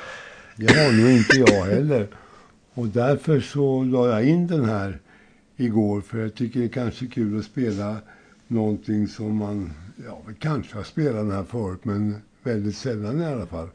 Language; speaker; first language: Swedish; native; Swedish